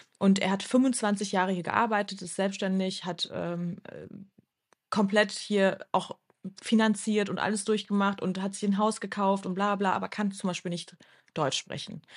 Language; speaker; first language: German; early bilingual, other home language; Turkish